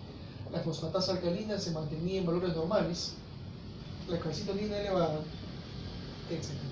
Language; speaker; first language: Spanish; native; Spanish